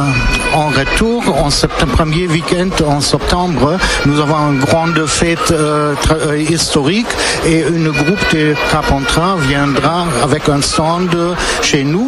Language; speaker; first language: French; non-native, learner; German